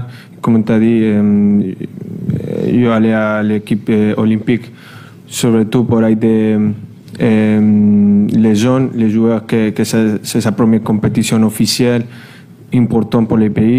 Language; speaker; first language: French; non-native, fluent; Spanish